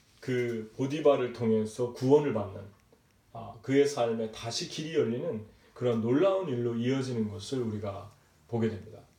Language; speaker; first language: Korean; native; Korean